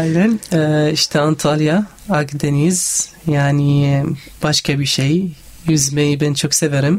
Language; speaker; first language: Turkish; non-native, learner; Arabic